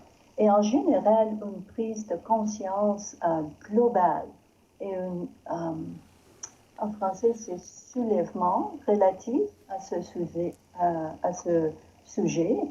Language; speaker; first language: French; non-native, learner; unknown